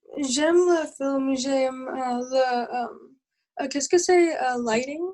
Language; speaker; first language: French; non-native, learner; English